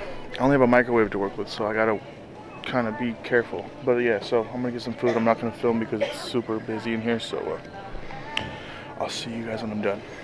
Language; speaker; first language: English; native; English